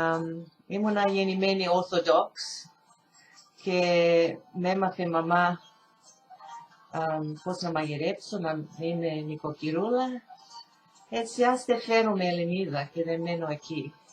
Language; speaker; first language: Greek; early bilingual, heritage; Greek